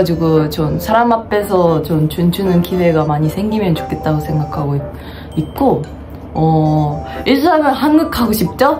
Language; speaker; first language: Korean; non-native, fluent; Japanese